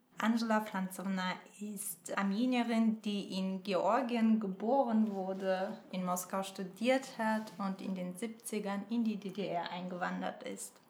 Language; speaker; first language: German; early bilingual, other home language; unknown